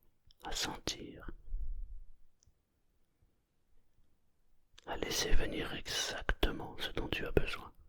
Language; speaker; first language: French; native; French